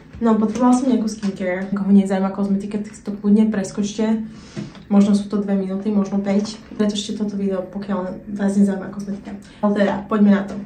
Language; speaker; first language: Slovak; early bilingual, heritage; Slovak